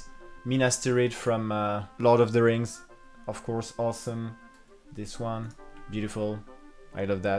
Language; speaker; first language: English; non-native, fluent; French